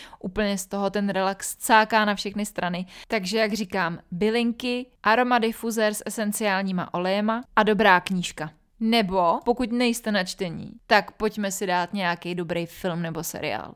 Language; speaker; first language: Czech; native; Czech